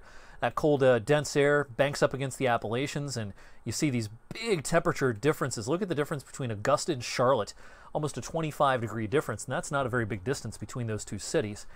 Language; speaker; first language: English; native; English